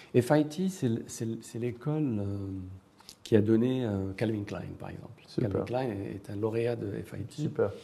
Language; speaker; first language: French; non-native, local second language; Arabic